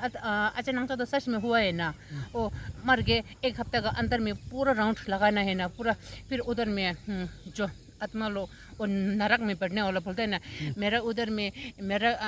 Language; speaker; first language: Hindi; non-native, local second language; Tibetan